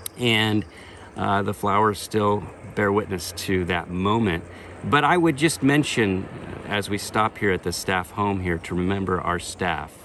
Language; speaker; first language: English; native; English